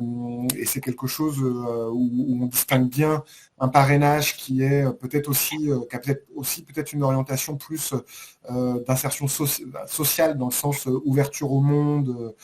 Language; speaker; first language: French; native; French